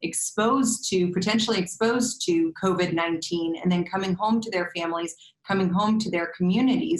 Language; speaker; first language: English; native; English